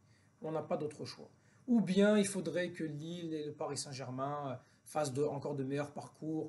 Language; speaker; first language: French; native; French